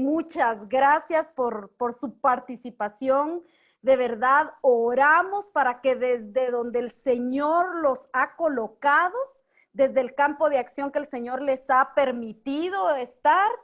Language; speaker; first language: Spanish; native; Spanish